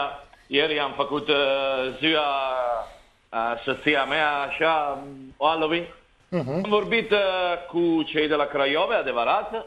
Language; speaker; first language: Romanian; non-native, learner; Italian